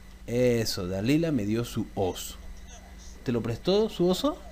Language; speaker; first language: Spanish; native; Spanish